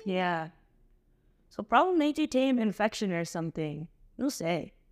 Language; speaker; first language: Portuguese; non-native, learner; English